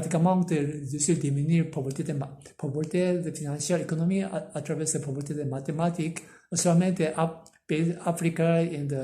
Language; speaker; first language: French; non-native, learner; Korean